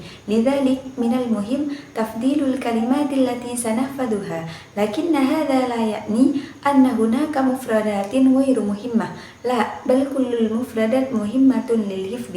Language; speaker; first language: Arabic; non-native, learner; Indonesian